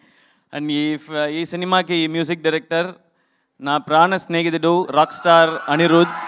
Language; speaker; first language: Telugu; non-native, learner; Tamil